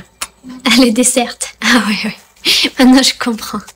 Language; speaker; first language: French; non-native, learner; Spanish